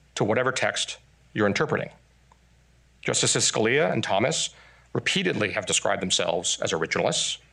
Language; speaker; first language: English; non-native, fluent; Chinese